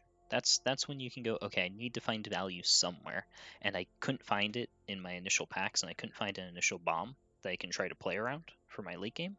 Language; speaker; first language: English; native; English